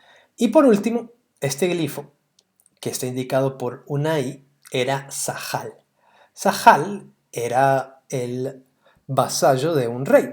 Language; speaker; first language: Spanish; native; Spanish